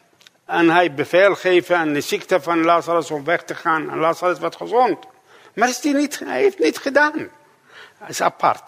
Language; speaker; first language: Dutch; non-native, fluent; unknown